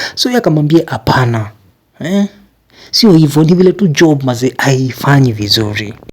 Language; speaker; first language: Swahili; native; Swahili